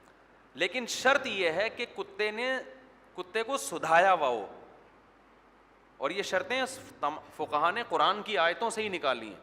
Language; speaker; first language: Urdu; native; Urdu